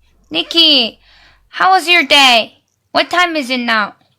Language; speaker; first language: English; non-native, learner; Korean